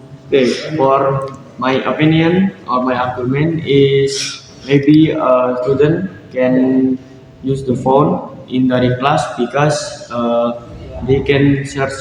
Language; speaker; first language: English; non-native, learner; Indonesian